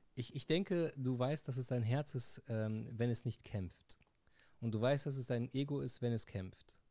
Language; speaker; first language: German; early bilingual, heritage; Arabic